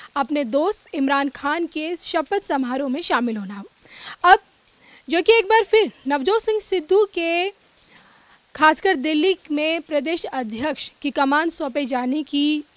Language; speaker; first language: Hindi; native; Hindi